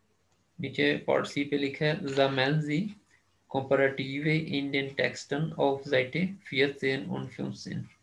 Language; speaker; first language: German; non-native, fluent; Urdu